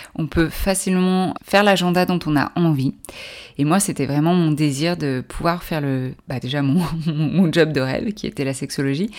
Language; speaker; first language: French; native; French